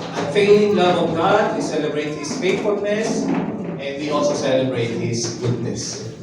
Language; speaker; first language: English; non-native, local second language; Filipino